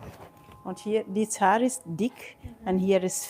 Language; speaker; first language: Dutch; non-native, learner; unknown